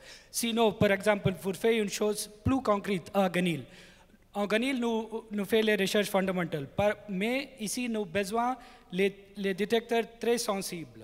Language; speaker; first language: French; non-native, learner; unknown